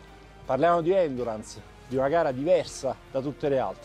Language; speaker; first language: Italian; native; Italian